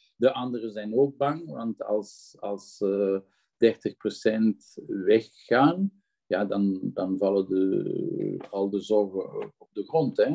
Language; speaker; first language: Dutch; non-native, local second language; French